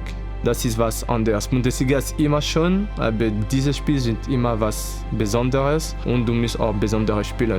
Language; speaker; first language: German; non-native, fluent; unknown